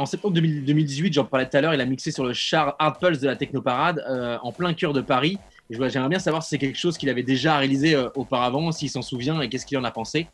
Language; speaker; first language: French; native; French